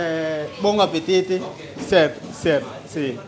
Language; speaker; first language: Portuguese; non-native, fluent; Vietnamese